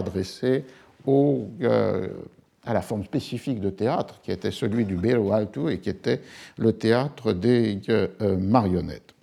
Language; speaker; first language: French; native; French